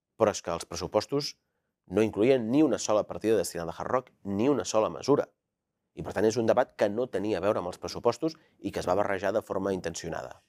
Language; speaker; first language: Catalan; native; Catalan